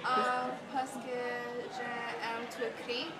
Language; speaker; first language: French; non-native, learner; English